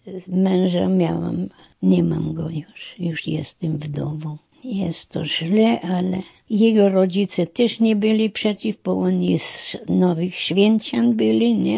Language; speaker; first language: Polish; non-native, local second language; German